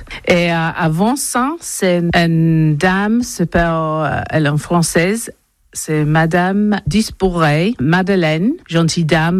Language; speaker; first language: French; non-native, learner; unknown